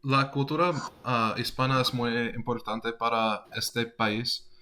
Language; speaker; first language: Spanish; non-native, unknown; English